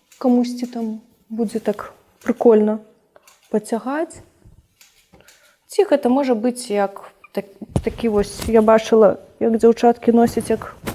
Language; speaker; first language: Belarusian; non-native, local second language; Russian